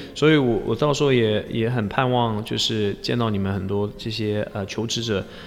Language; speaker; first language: Chinese; non-native, fluent; English